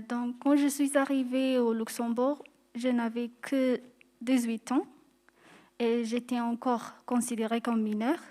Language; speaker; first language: French; non-native, fluent; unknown